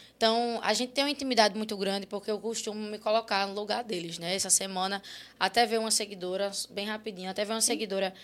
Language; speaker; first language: Portuguese; native; Portuguese